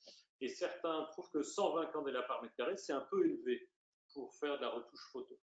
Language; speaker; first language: French; native; French